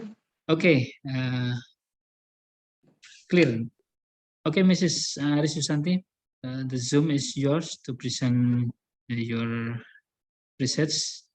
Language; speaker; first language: English; non-native, learner; Indonesian